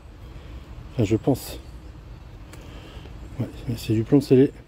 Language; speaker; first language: French; native; French